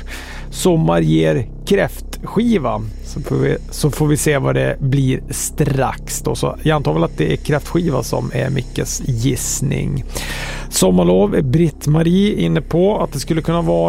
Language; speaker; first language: Swedish; native; Swedish